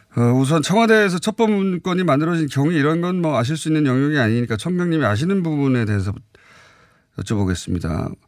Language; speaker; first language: Korean; native; Korean